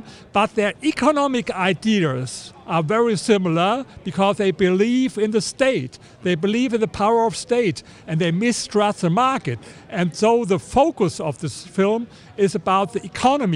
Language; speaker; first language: English; non-native, fluent; German